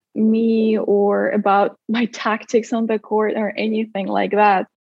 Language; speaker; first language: English; non-native, fluent; Russian